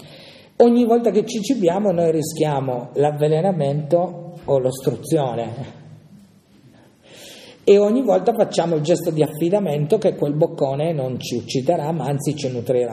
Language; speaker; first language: Italian; native; Italian